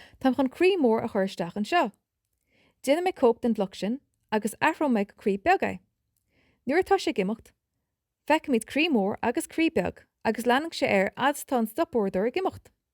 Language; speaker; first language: Irish; native; Irish